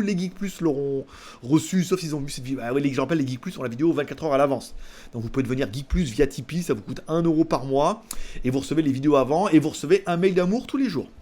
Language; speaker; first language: French; native; French